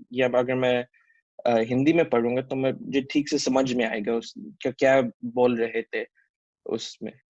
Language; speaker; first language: Hindi; early bilingual, heritage; Hindi